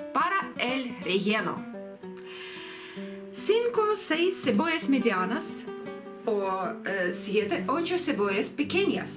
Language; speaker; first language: Spanish; non-native, learner; Russian